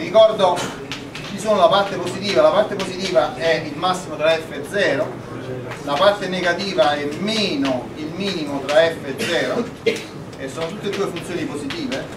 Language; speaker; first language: Italian; native; Italian